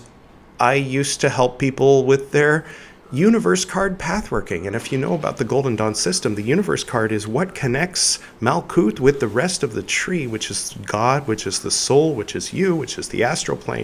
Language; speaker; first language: English; native; English